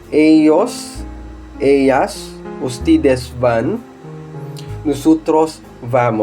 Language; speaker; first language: Spanish; non-native, fluent; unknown